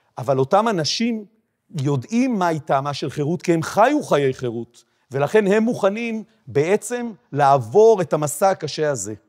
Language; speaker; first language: Hebrew; native; Hebrew